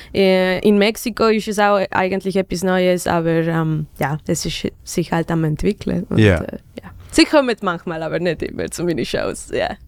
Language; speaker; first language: German; non-native, fluent; Spanish